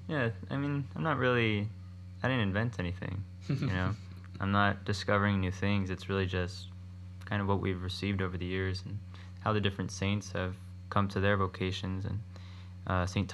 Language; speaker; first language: English; native; English